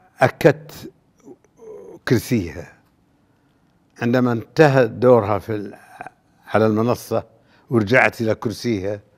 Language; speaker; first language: Arabic; native; Arabic